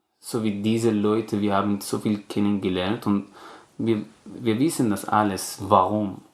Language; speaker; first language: German; non-native, learner; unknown